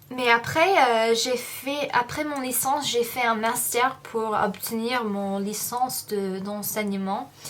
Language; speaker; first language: French; non-native, fluent; English